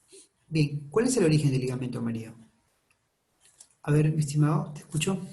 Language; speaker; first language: Spanish; native; Spanish